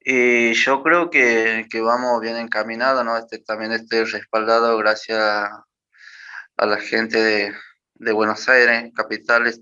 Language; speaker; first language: Spanish; native; Spanish